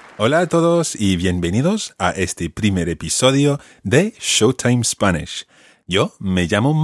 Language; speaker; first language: Spanish; non-native, fluent; English